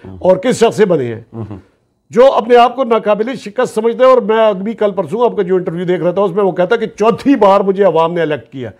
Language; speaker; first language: Urdu; non-native, local second language; Pashto